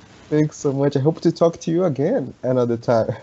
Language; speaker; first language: English; non-native, learner; Portuguese